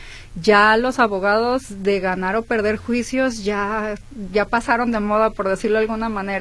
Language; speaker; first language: Spanish; native; Spanish